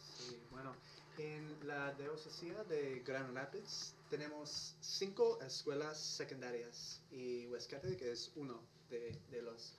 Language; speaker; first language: Spanish; non-native, learner; English